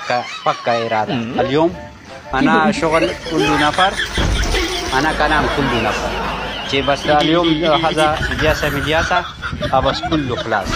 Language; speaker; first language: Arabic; non-native, learner; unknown